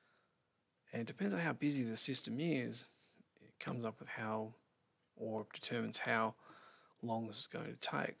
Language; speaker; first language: English; native; English